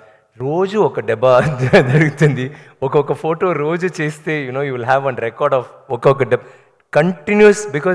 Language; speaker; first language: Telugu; non-native, learner; Tamil